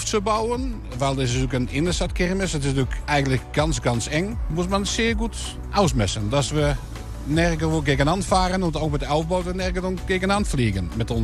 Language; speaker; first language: German; non-native, learner; Dutch